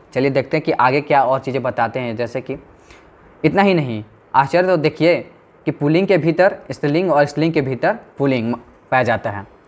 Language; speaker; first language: Hindi; native; Hindi